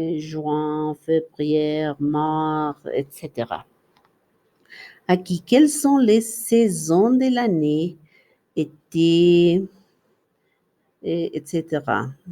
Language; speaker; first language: French; non-native, fluent; Spanish